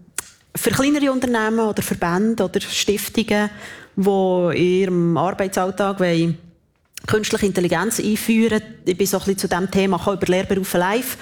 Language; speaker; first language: German; native; German